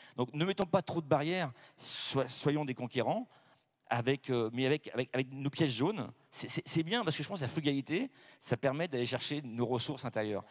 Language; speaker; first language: French; native; French